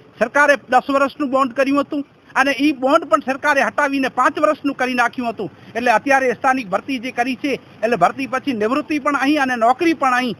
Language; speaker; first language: Gujarati; non-native, local second language; Kachhi